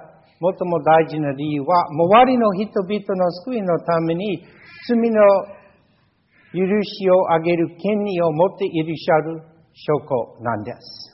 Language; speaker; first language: Japanese; non-native, fluent; English